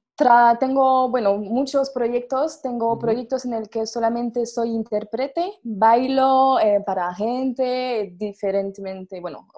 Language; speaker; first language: Spanish; non-native, fluent; French